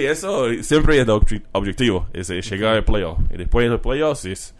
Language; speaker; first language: Spanish; non-native, learner; English